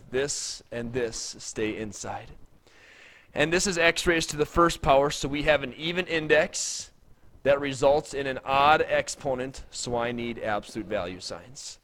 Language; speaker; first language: English; native; English